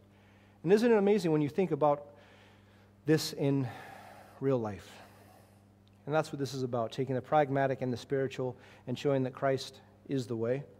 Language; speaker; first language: English; native; English